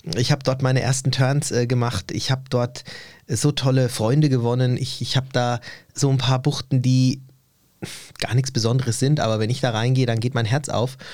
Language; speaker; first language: German; early bilingual, other home language; Turkish